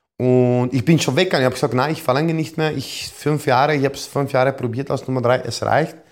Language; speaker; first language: German; non-native, fluent; Croatian